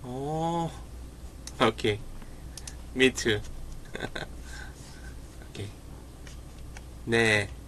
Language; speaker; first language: English; non-native, learner; Korean